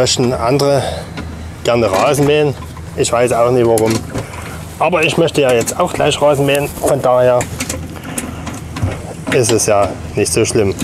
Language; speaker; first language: German; native; German